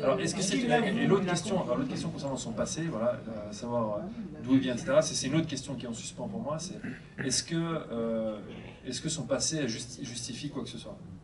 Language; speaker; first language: French; native; French